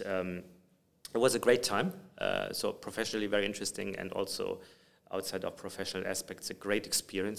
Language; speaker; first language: English; non-native, fluent; German